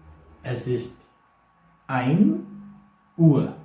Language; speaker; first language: German; non-native, fluent; English